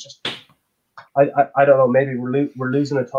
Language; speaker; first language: English; native; English